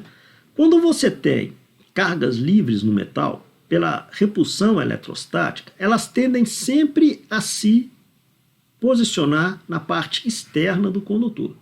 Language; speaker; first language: Portuguese; native; Portuguese